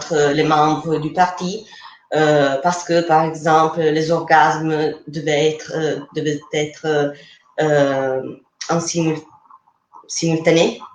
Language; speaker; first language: French; non-native, fluent; Italian